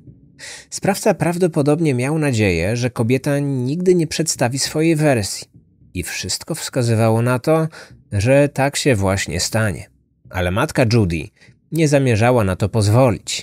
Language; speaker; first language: Polish; native; Polish